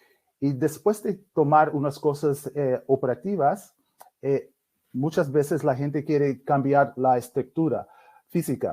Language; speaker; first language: Spanish; non-native, fluent; English